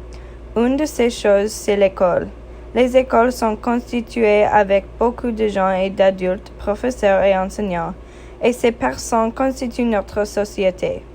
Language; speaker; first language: French; non-native, fluent; English